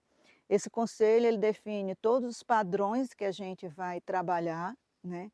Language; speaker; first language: Portuguese; native; Portuguese